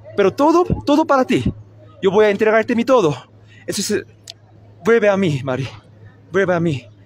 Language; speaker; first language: Spanish; non-native, learner; Korean